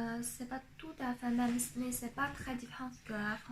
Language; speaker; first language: French; non-native, fluent; Chinese